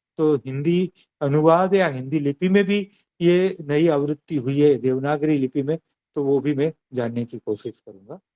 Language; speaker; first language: Hindi; non-native, local second language; Gujarati